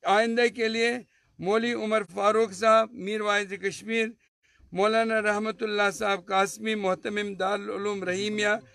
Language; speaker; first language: Urdu; non-native, local second language; Kashmiri